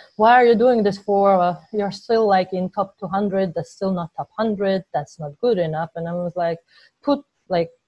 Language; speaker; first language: English; non-native, fluent; Georgian